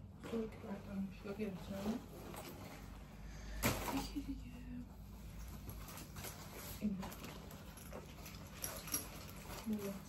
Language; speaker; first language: Persian; native; Persian